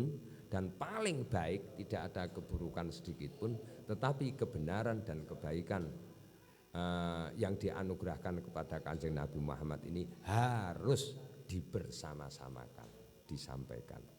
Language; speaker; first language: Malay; non-native, local second language; Javanese